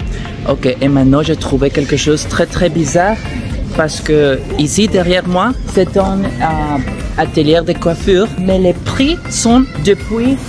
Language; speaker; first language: French; non-native, fluent; Spanish